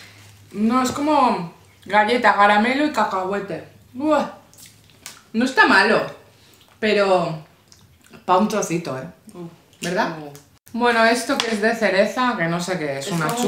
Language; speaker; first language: Spanish; native; Spanish